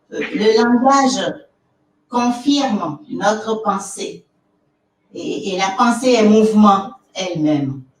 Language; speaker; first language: French; non-native, local second language; Fon